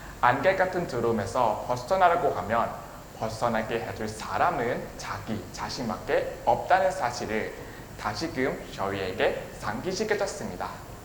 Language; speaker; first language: Korean; non-native, learner; Thai